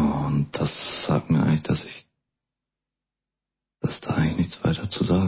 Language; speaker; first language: German; native; German